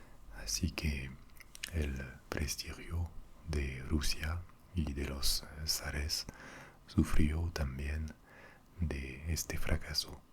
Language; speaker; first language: Spanish; non-native, fluent; French